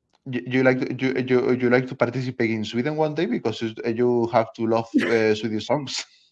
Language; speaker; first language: English; non-native, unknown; Spanish